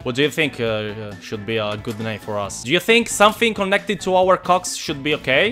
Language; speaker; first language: English; non-native, fluent; Italian